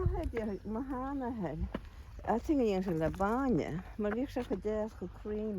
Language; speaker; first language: Irish; native; Irish